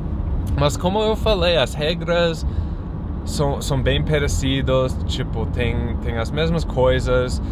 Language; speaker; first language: Portuguese; non-native, fluent; English